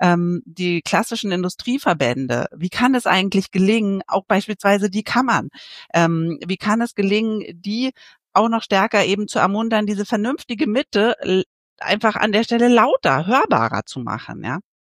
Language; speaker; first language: German; native; German